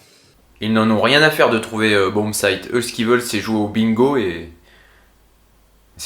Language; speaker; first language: French; native; French